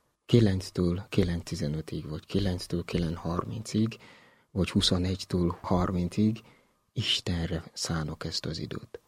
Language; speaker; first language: Hungarian; non-native, fluent; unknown